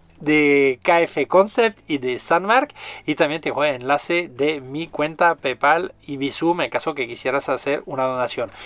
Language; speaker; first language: Spanish; non-native, fluent; French